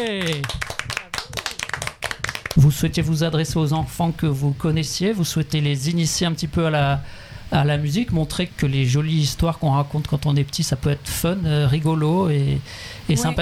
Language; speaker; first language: French; native; French